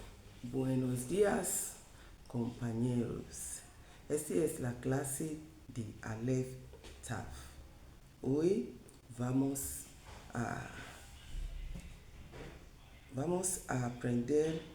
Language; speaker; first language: Spanish; non-native, fluent; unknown